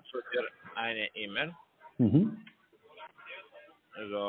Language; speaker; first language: German; non-native, learner; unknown